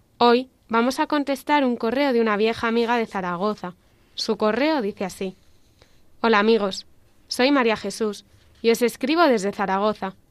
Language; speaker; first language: Spanish; native; Spanish